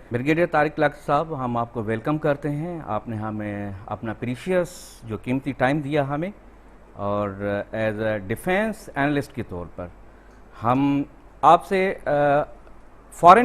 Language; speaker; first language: Urdu; non-native, local second language; Sindhi